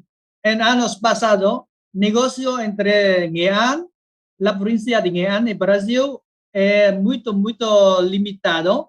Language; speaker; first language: Spanish; non-native, learner; Vietnamese